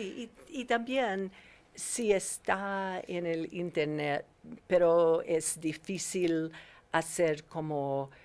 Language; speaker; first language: Spanish; non-native, learner; English